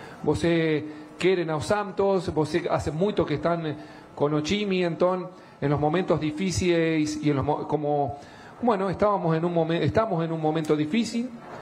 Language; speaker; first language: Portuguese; non-native, learner; Spanish